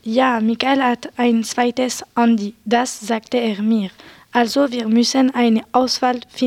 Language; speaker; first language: German; non-native, learner; French